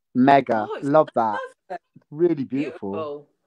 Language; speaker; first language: English; native; English